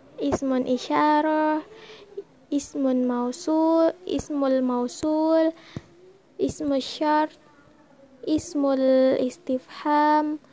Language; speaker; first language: Arabic; non-native, learner; Indonesian